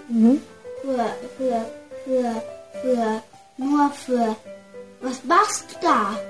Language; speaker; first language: German; early bilingual, heritage; German